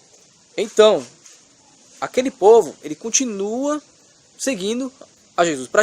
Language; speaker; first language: Portuguese; native; Portuguese